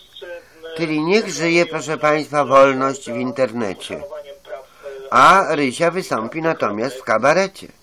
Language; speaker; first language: Polish; native; Polish